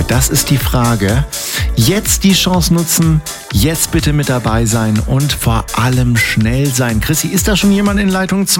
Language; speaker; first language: German; native; German